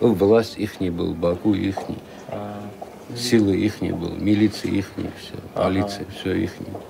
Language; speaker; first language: Russian; non-native, local second language; Armenian